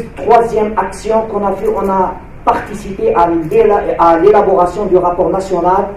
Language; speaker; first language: French; non-native, local second language; Arabic